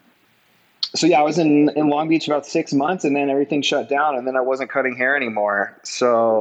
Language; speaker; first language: English; native; English